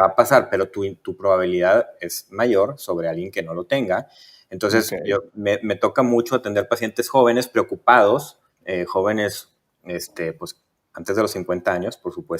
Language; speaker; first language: Spanish; native; Spanish